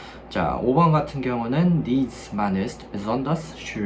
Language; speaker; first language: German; non-native, fluent; Korean